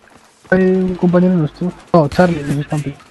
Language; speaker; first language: Spanish; native; Spanish